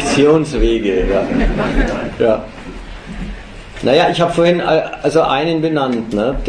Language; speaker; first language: German; native; German